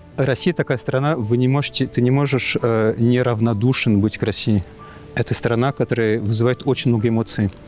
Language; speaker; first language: Russian; non-native, fluent; English